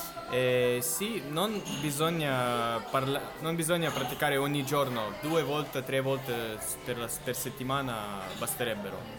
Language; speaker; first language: Italian; non-native, fluent; Russian